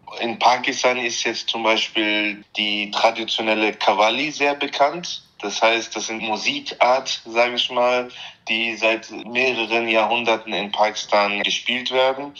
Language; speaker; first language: German; early bilingual, other home language; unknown